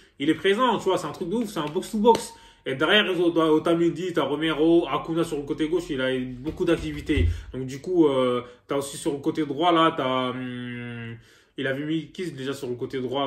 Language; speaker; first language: French; native; French